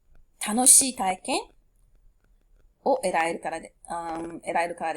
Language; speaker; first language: Japanese; non-native, fluent; English